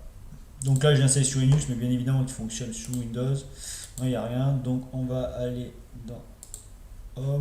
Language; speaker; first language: French; native; French